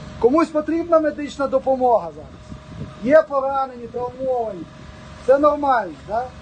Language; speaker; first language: Ukrainian; native; Ukrainian